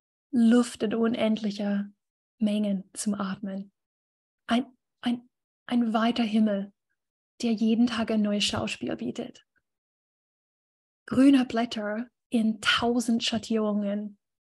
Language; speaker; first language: German; non-native, fluent; English